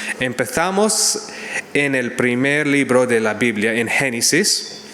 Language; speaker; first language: Spanish; non-native, learner; English